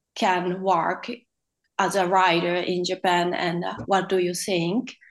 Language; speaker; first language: English; non-native, fluent; Japanese